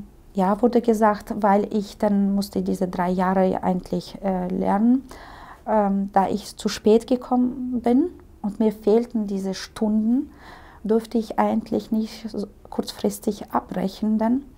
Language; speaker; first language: German; early bilingual, heritage; Russian